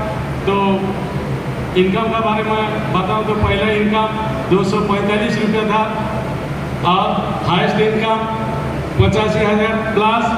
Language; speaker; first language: Hindi; non-native, local second language; Bangla